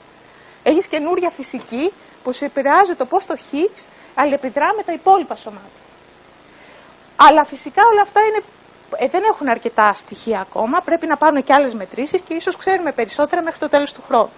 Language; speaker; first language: Greek; native; Greek